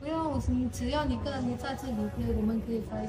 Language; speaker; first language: Chinese; non-native, learner; Vietnamese